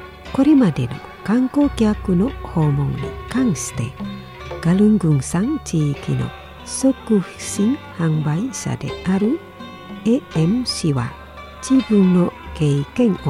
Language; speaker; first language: Japanese; non-native, fluent; Indonesian